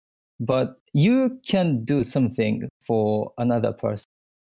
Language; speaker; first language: English; non-native, fluent; Japanese